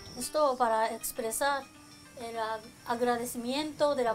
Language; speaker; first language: Spanish; non-native, learner; Japanese